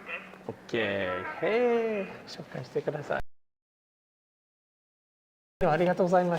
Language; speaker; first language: Japanese; non-native, learner; English